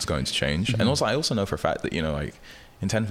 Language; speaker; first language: English; native; English